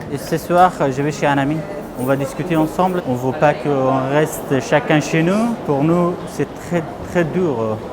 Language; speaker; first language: French; non-native, fluent; Persian